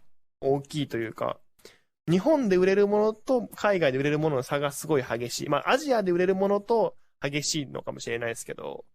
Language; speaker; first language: Japanese; native; Japanese